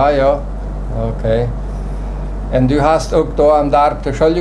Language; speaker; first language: German; non-native, local second language; Plautdietsch